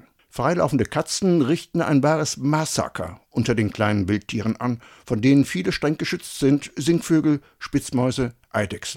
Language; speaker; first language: German; native; German